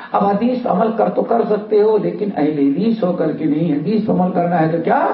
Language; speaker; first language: Urdu; native; Urdu